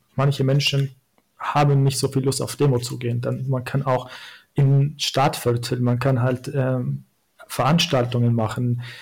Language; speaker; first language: German; non-native, fluent; Kurdish